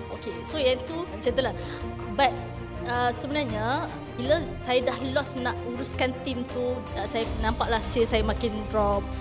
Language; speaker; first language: Malay; native; Malay